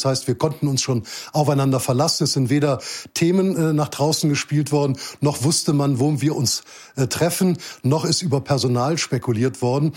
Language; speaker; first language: German; native; German